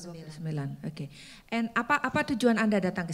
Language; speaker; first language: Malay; non-native, learner; English